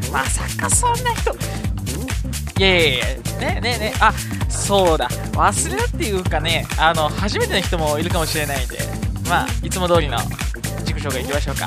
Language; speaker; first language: Japanese; native; Japanese